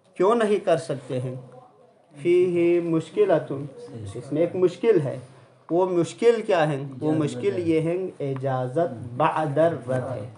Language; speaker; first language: Urdu; non-native, local second language; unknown